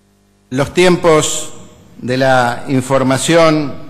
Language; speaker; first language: Spanish; native; Spanish